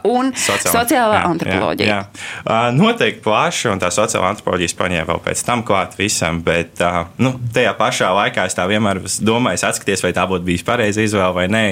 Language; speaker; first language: Latvian; native; Latvian